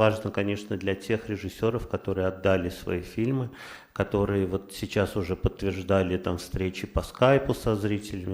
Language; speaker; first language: Russian; native; Russian